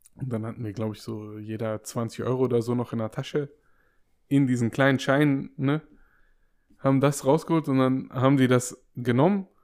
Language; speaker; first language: German; native; German